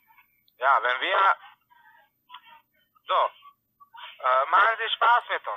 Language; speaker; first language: German; non-native, fluent; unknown